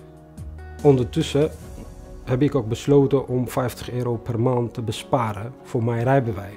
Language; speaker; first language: Dutch; non-native, fluent; Tigrinya